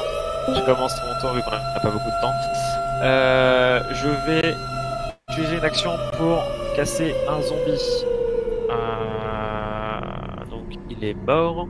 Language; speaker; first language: French; native; French